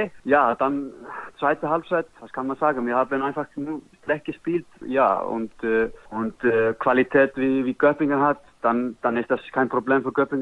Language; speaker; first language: German; non-native, learner; Icelandic